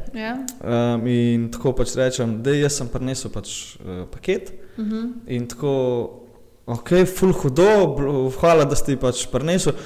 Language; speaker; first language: Slovenian; early bilingual, other home language; Bosnian